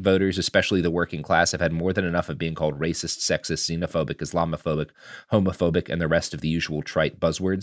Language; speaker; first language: English; native; English